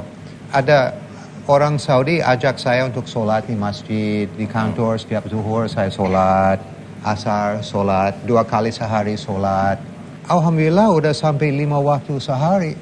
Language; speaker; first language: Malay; non-native, fluent; English